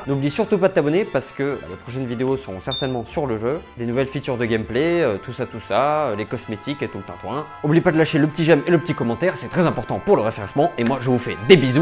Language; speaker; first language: French; native; French